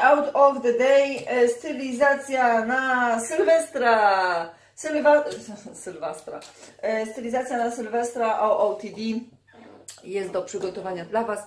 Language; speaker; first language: Polish; native; Polish